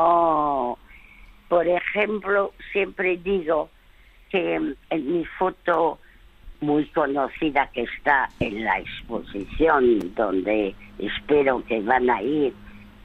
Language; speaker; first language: Spanish; early bilingual, other home language; French